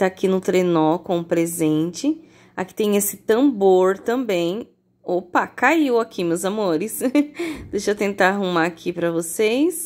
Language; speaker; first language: Portuguese; native; Portuguese